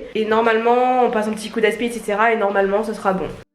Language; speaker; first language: French; native; French